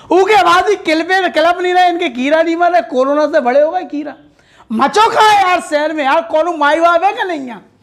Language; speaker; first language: Hindi; native; Hindi